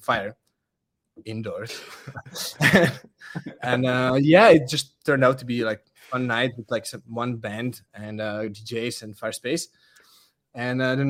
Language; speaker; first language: English; non-native, fluent; Czech